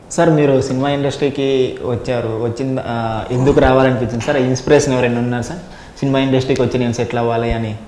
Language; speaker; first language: Telugu; native; Telugu